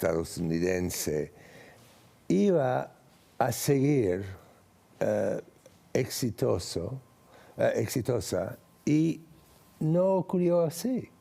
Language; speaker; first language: Spanish; non-native, fluent; English